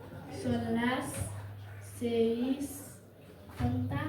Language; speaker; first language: Spanish; non-native, learner; Haitian Creole